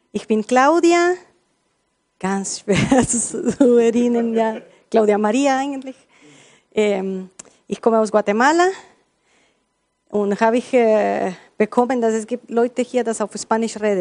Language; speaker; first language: German; non-native, learner; Spanish